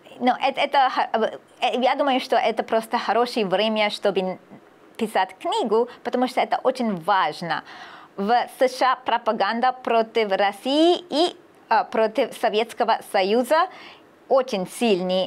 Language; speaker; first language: Russian; non-native, learner; English